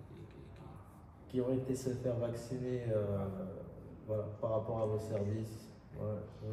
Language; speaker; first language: French; native; French